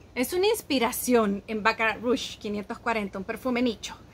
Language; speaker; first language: Spanish; native; Spanish